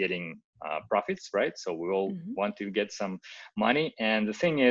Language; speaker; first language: English; non-native, fluent; Russian